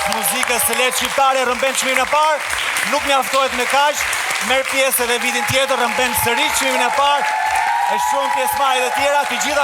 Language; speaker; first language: Albanian; native; Albanian